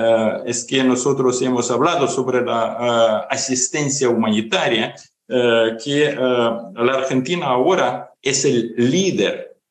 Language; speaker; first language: Spanish; non-native, fluent; Ukrainian